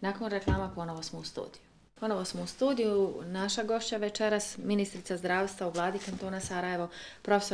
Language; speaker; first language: Serbian; native; Serbian